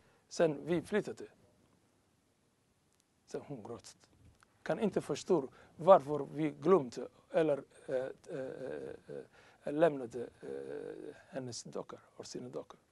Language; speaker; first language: Swedish; non-native, learner; Somali